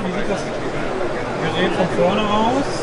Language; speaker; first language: German; native; German